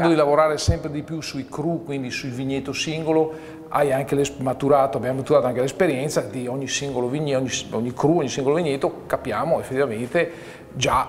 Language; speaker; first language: Italian; native; Italian